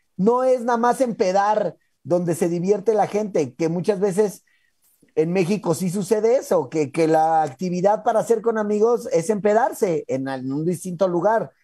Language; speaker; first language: Spanish; native; Spanish